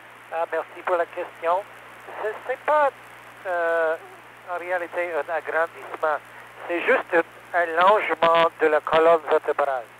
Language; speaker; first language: French; non-native, learner; English